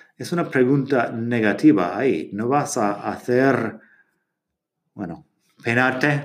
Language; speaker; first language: Spanish; non-native, fluent; English